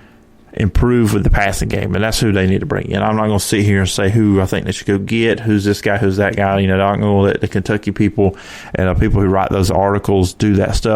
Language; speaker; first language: English; native; English